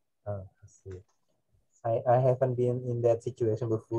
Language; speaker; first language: English; non-native, fluent; Indonesian